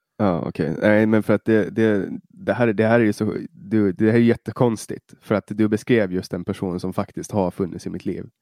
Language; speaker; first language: Swedish; native; Swedish